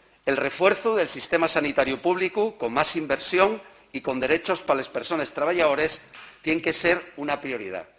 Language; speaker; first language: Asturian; non-native, local second language; Spanish